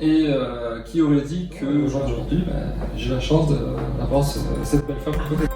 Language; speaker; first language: French; native; French